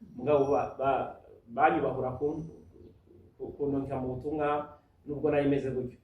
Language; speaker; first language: Rundi; native; Rundi